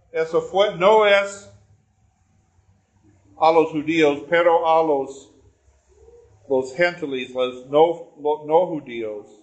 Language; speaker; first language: Spanish; non-native, learner; English